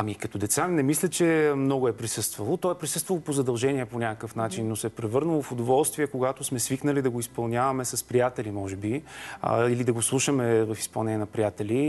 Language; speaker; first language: Bulgarian; native; Bulgarian